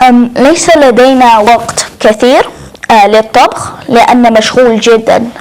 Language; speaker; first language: Arabic; non-native, learner; English